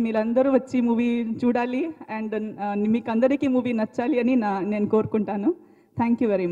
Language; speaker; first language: Telugu; non-native, learner; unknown